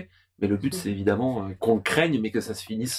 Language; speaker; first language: French; native; French